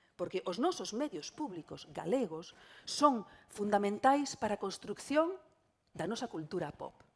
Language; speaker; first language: Galician; non-native, local second language; Spanish